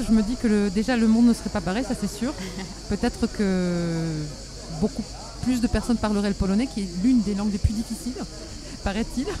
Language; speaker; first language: French; non-native, fluent; Polish